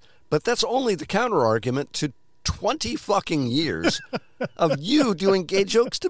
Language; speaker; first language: English; native; English